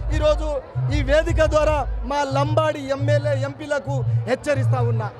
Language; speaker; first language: Telugu; non-native, local second language; Lambadi